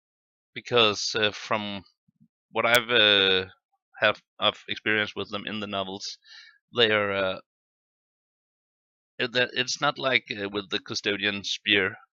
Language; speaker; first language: English; non-native, fluent; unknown